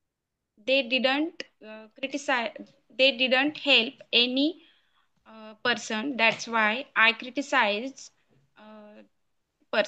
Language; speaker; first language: English; non-native, learner; Marathi